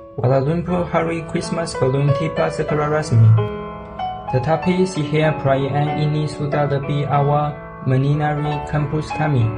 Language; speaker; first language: Malay; non-native, learner; Chinese